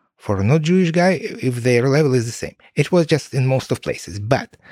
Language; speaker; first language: English; non-native, fluent; Ukrainian